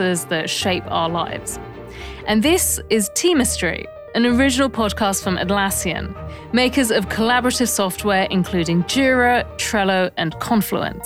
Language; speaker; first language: English; native; English